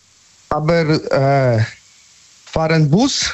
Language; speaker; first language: German; non-native, learner; Polish